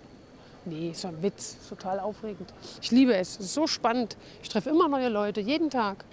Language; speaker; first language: German; native; German